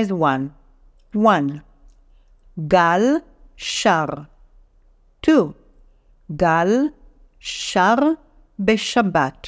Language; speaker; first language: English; non-native, fluent; Hebrew